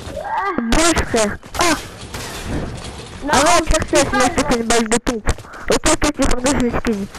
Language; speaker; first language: French; native; French